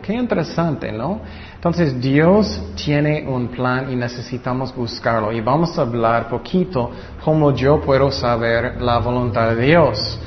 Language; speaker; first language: Spanish; non-native, fluent; English